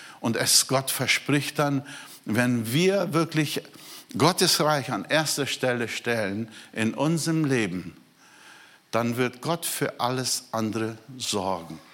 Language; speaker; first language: German; non-native, fluent; Portuguese